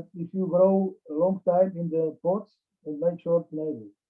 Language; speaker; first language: English; non-native, learner; Czech